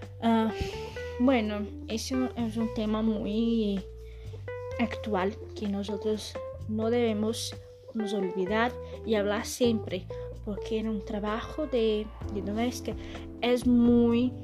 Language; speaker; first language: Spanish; non-native, learner; Portuguese